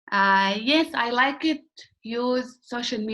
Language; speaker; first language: English; non-native, learner; Arabic